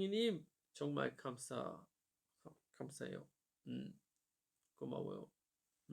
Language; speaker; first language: Korean; non-native, learner; German